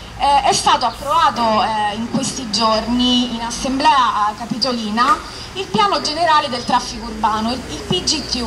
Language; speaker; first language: Italian; native; Italian